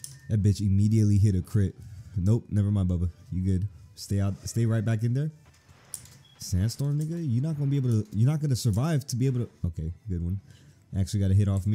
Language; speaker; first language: English; native; English